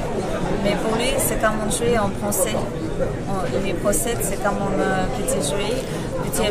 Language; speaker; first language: French; non-native, fluent; Russian